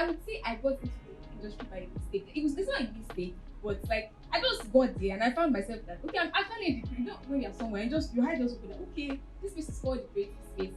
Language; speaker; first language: English; non-native, local second language; Yoruba